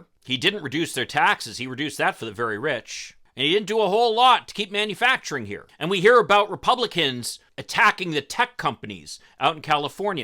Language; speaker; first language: English; native; English